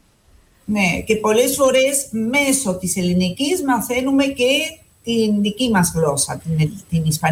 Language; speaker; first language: Greek; non-native, fluent; Spanish